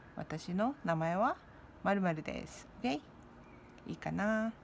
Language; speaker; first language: Japanese; non-native, fluent; Malay